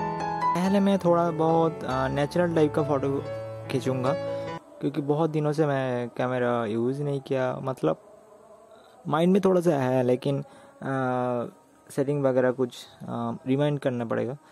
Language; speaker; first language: Hindi; non-native, local second language; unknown